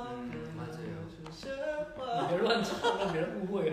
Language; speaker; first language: Chinese; native; Chinese